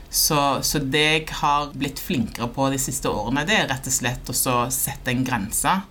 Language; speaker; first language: Norwegian; early bilingual, other home language; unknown